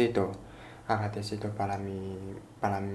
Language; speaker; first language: Spanish; non-native, learner; Chinese